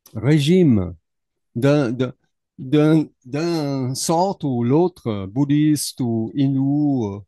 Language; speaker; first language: French; non-native, learner; English